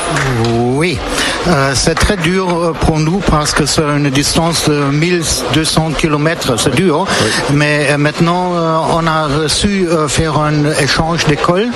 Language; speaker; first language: French; non-native, learner; German